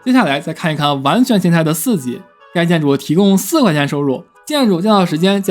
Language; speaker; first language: Chinese; native; Chinese